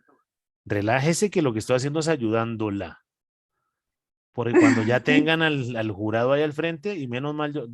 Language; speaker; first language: Spanish; native; Spanish